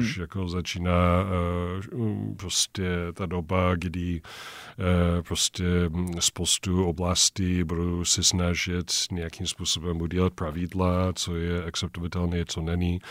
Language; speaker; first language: Czech; non-native, fluent; English